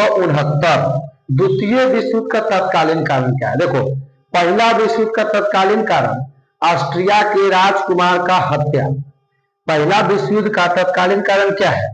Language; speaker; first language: Hindi; non-native, local second language; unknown